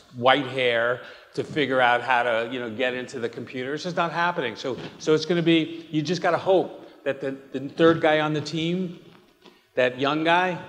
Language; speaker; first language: English; native; English